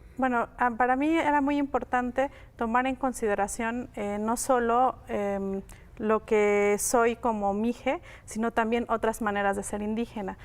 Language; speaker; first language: Spanish; non-native, local second language; Mixtepec Mixtec